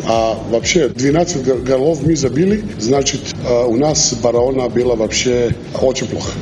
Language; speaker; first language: Russian; non-native, learner; Serbian